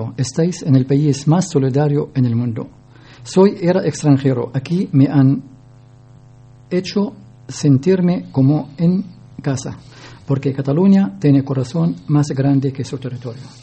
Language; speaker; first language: Spanish; non-native, learner; Arabic